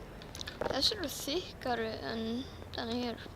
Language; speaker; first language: Icelandic; early bilingual, heritage; Swedish